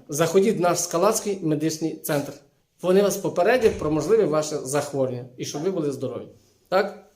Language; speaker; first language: Ukrainian; native; Ukrainian